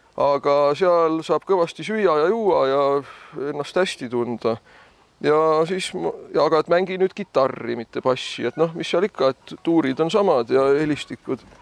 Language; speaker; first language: Estonian; native; Estonian